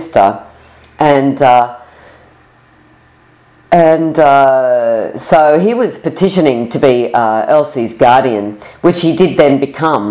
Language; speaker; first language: English; native; English